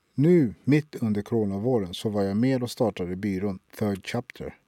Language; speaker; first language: Swedish; early bilingual, other home language; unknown